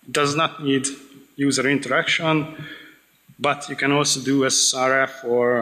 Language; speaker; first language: English; non-native, fluent; Hungarian